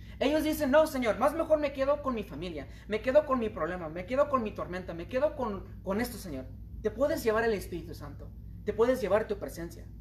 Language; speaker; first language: Spanish; early bilingual, heritage; Spanish